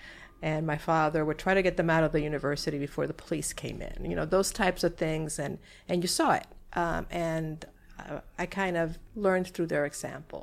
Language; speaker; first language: English; non-native, fluent; Spanish